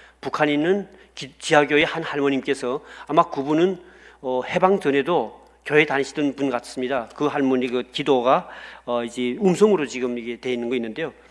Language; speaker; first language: Korean; native; Korean